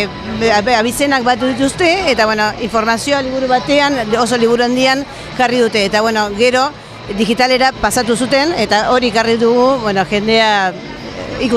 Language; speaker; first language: Basque; non-native, learner; Spanish